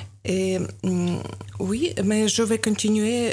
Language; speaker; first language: French; non-native, learner; Ukrainian